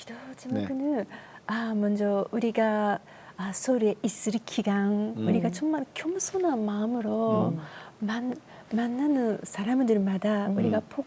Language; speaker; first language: Korean; non-native, learner; Japanese